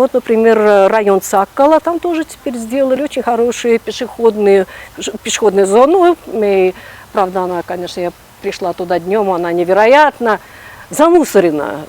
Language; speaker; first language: Russian; non-native, local second language; Ukrainian